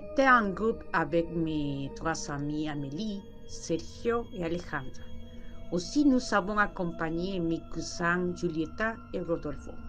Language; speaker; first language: French; non-native, learner; Spanish